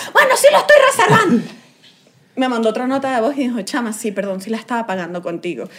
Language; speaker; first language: Spanish; native; Spanish